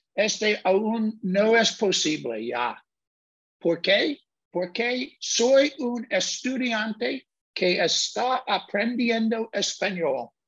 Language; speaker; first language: Spanish; non-native, learner; English